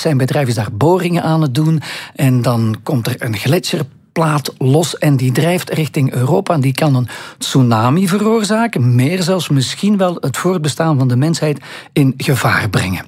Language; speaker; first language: Dutch; native; Dutch